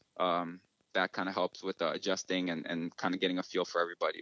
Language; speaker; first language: English; early bilingual, other home language; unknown